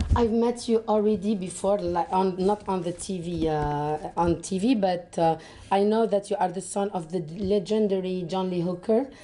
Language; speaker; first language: English; non-native, fluent; Arabic